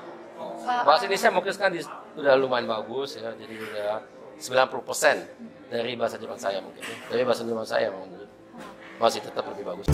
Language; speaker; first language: Indonesian; early bilingual, heritage; German